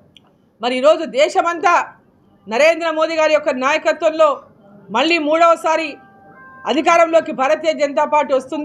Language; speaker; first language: Telugu; native; Telugu